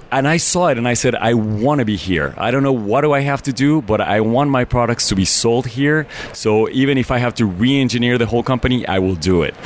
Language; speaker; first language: English; non-native, fluent; Spanish